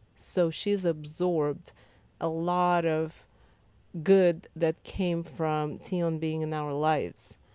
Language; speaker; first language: English; non-native, fluent; Lithuanian